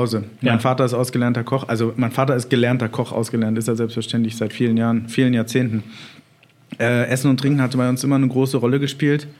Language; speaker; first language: German; native; German